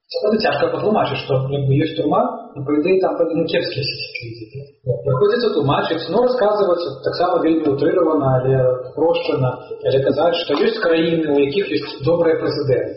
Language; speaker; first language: Belarusian; non-native, local second language; Russian